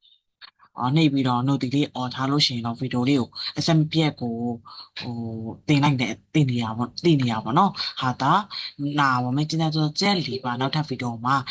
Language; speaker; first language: Burmese; native; Burmese